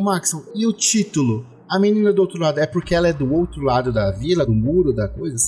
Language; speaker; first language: Portuguese; native; Portuguese